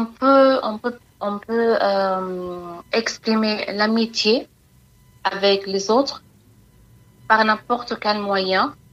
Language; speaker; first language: French; non-native, fluent; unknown